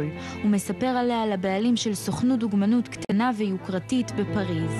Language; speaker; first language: Hebrew; native; Hebrew